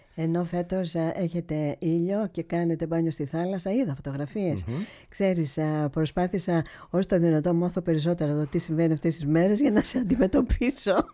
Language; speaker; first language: Greek; native; Greek